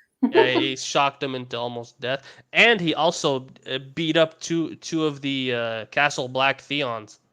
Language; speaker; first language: English; native; English